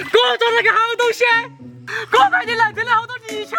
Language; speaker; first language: Chinese; native; Chinese